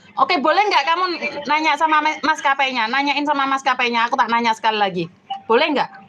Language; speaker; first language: Indonesian; native; Indonesian